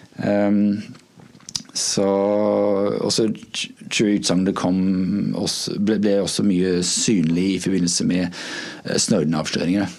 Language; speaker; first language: Norwegian; non-native, fluent; English